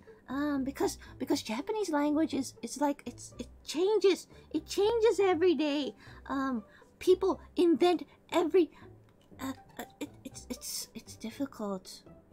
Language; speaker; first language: English; native; English